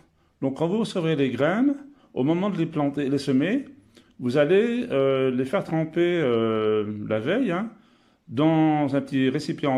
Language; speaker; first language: French; native; French